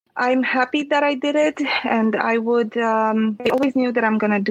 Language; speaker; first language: English; non-native, fluent; Romanian